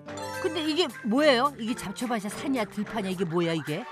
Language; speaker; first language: Korean; native; Korean